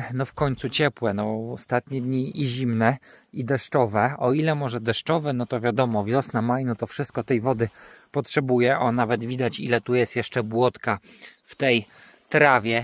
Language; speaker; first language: Polish; native; Polish